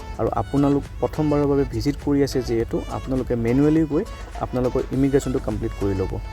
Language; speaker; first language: Assamese; native; Assamese